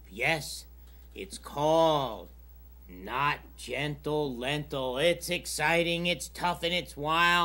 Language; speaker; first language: English; native; English